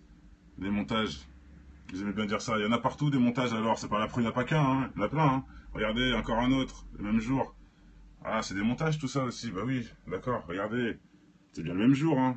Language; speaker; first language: French; native; French